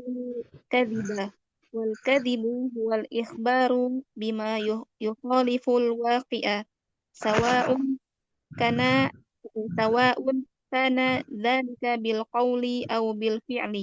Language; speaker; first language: Arabic; non-native, learner; Indonesian